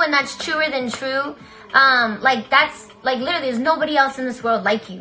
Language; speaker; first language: English; early bilingual, other home language; Spanish